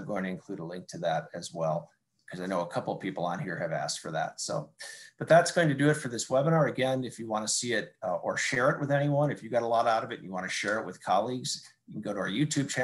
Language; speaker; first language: English; native; English